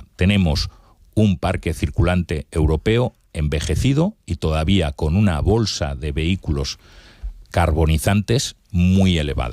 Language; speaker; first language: Spanish; native; Spanish